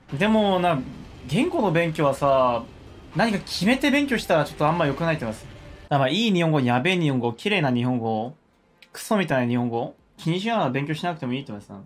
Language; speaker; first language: Japanese; non-native, fluent; Korean